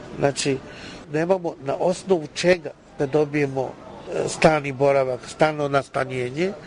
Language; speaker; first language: Serbian; non-native, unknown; Chinese